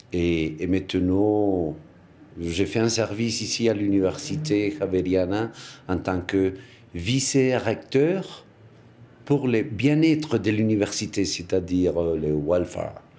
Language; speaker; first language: French; non-native, fluent; Spanish